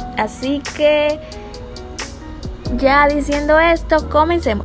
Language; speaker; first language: Spanish; native; Spanish